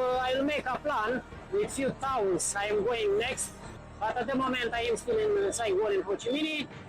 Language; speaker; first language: English; non-native, learner; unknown